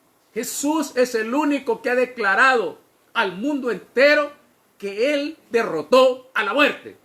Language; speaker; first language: Spanish; native; Spanish